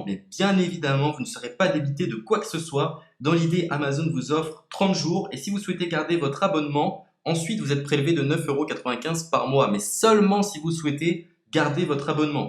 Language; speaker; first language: French; native; French